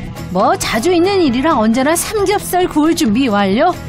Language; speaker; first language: Korean; native; Korean